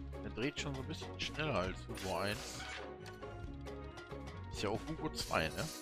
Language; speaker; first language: German; native; German